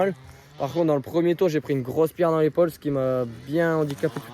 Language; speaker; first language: French; native; French